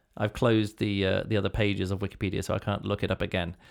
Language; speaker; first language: English; native; English